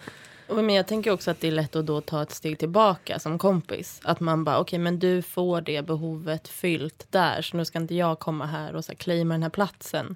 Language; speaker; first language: Swedish; native; Swedish